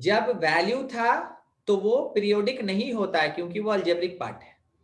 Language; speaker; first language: Hindi; native; Hindi